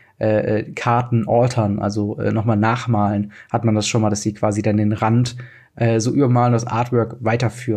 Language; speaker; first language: German; native; German